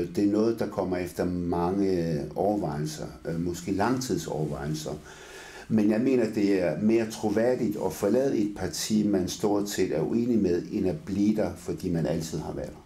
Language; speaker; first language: Danish; early bilingual, other home language; Arabic